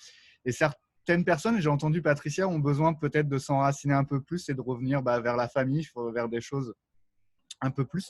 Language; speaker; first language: French; native; French